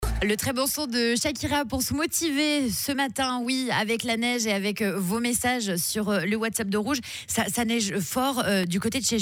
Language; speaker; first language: French; native; French